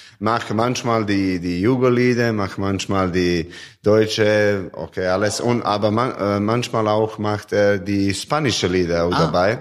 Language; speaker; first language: German; non-native, learner; Serbian